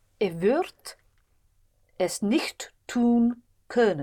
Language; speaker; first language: German; non-native, learner; English